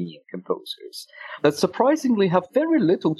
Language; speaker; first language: English; non-native, fluent; Russian